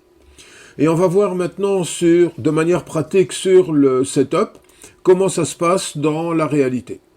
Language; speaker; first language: French; native; French